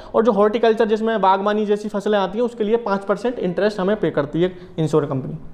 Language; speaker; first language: Hindi; native; Hindi